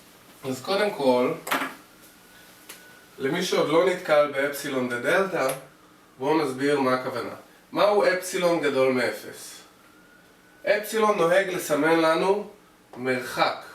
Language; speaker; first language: Hebrew; native; Hebrew